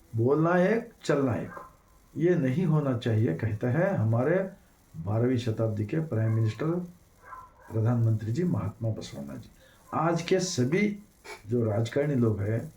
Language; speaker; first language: Hindi; non-native, local second language; Kannada